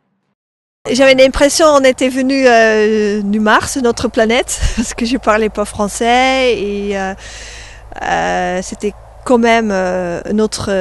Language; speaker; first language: French; non-native, learner; Dutch